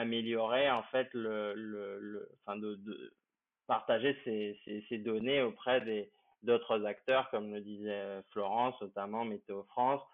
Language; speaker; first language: French; native; French